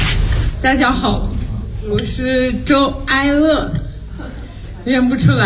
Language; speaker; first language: Chinese; non-native, fluent; French